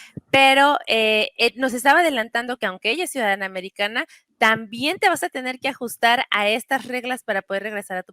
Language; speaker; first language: Spanish; native; Spanish